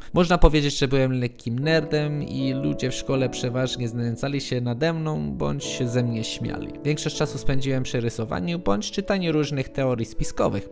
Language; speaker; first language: Polish; early bilingual, heritage; English